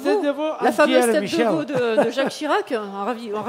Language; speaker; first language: French; native; French